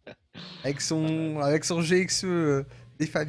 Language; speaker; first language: French; native; French